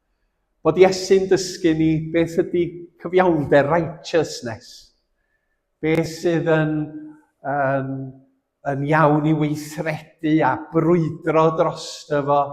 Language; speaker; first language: Welsh; native; Welsh